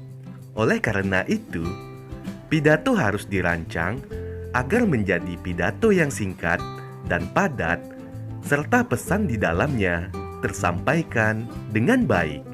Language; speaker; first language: Indonesian; native; Indonesian